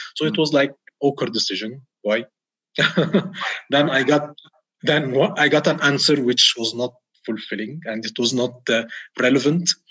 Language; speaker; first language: English; non-native, fluent; Arabic